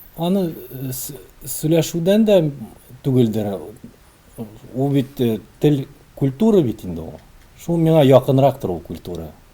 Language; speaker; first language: Tatar; early bilingual, heritage; Tatar